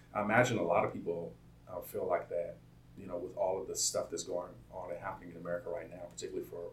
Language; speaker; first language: English; native; English